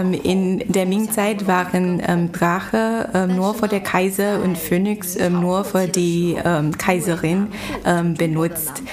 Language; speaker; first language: German; non-native, fluent; Chinese